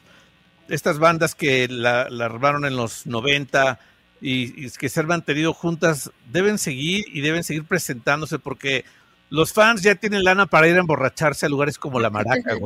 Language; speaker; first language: Spanish; native; Spanish